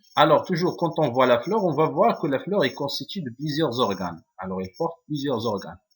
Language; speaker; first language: French; non-native, local second language; Arabic